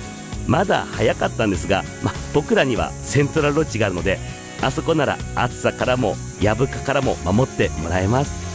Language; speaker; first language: Japanese; native; Japanese